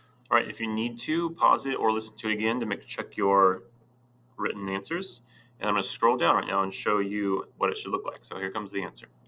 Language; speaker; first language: English; native; English